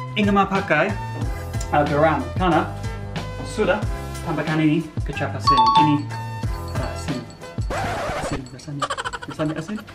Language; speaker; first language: Indonesian; non-native, learner; English